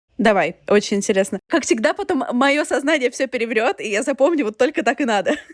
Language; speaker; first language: Russian; native; Russian